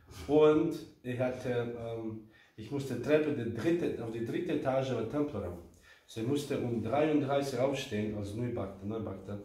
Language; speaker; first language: German; non-native, fluent; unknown